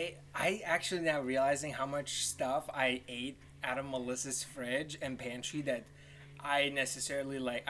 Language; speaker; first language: English; non-native, fluent; Lithuanian